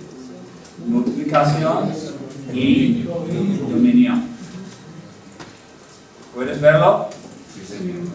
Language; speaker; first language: Spanish; non-native, learner; English